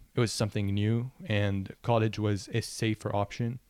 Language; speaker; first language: English; non-native, fluent; Arabic